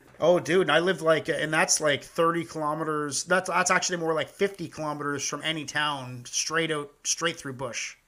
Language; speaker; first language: English; native; English